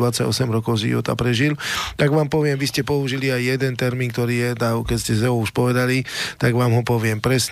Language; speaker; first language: Slovak; native; Slovak